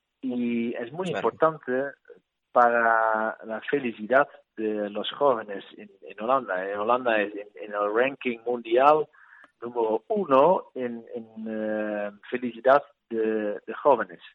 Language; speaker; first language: Spanish; non-native, learner; Dutch